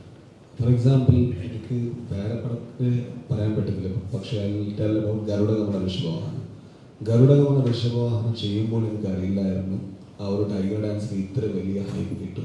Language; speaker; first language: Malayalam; non-native, learner; Kannada